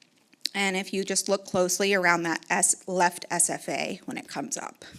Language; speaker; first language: English; native; English